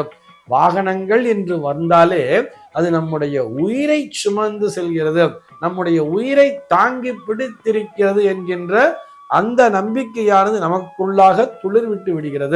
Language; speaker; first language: Tamil; native; Tamil